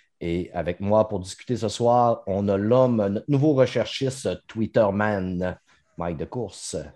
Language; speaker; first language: French; native; French